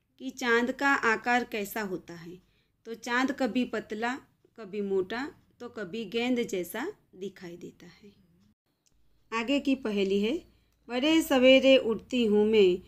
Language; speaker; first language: Hindi; non-native, local second language; Gujarati